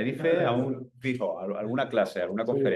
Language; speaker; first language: Spanish; native; Spanish